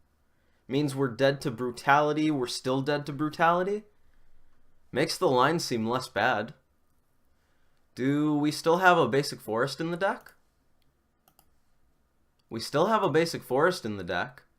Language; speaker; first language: English; native; English